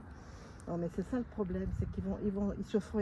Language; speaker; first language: French; native; French